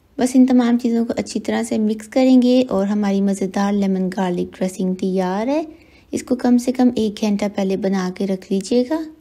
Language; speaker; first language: Hindi; native; Hindi